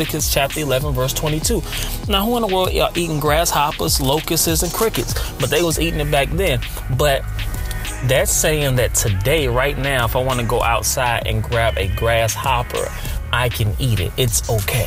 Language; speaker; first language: English; native; English